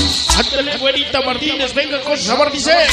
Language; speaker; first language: Spanish; native; Spanish